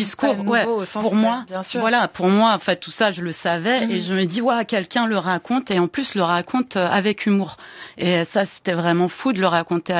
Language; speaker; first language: French; early bilingual, other home language; Persian